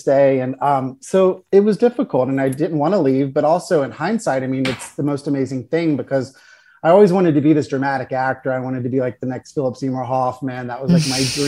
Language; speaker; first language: English; native; English